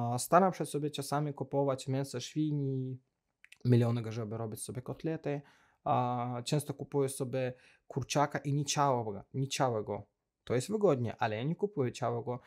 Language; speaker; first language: Polish; non-native, learner; Azerbaijani